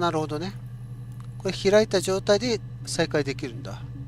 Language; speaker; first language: Japanese; native; Japanese